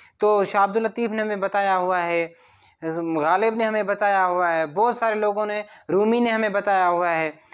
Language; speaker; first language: Urdu; non-native, local second language; Sindhi